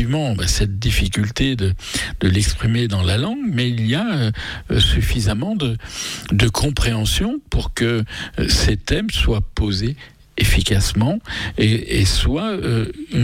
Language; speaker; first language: French; native; French